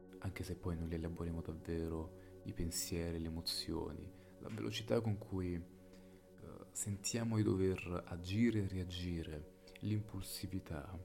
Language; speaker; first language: Italian; native; Italian